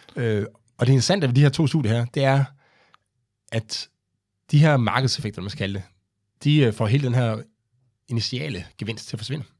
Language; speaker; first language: Danish; native; Danish